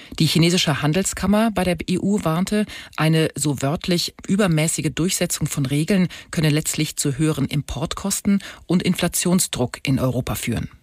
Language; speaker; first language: German; native; German